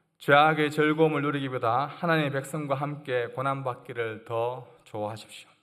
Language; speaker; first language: Korean; native; Korean